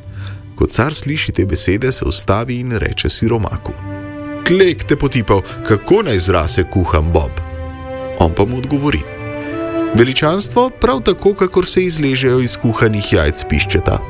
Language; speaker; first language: Slovenian; native; Slovenian